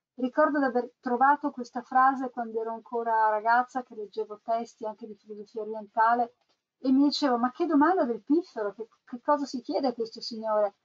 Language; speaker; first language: Italian; native; Italian